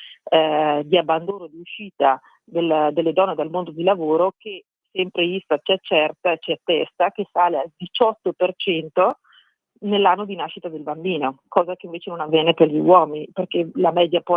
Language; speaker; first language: Italian; native; Italian